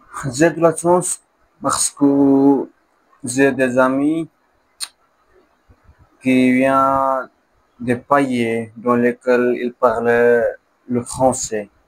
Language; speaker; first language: French; non-native, learner; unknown